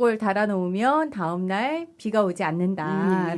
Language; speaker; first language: Korean; native; Korean